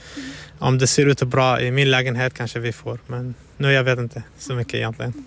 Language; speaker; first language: Swedish; non-native, fluent; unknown